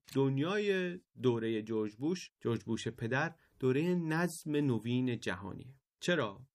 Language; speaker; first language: Persian; native; Persian